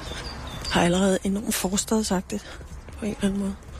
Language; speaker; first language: Danish; native; Danish